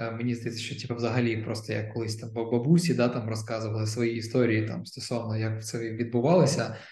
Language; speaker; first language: Ukrainian; non-native, local second language; Russian